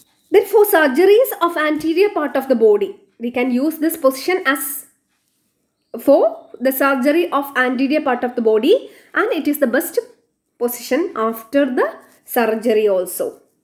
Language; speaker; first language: English; non-native, local second language; Malayalam